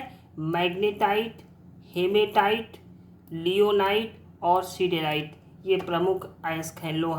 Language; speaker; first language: Hindi; native; Hindi